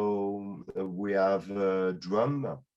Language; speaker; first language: English; non-native, learner; French